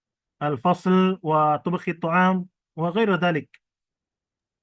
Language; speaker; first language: Arabic; non-native, fluent; Indonesian